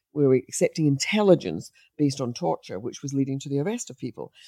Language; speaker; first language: English; native; English